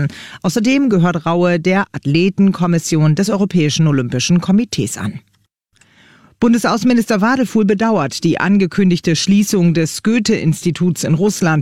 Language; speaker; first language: German; native; German